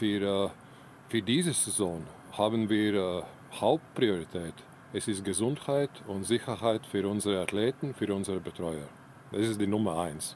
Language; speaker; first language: German; non-native, learner; Latvian